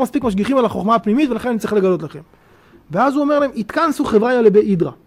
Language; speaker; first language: Hebrew; native; Hebrew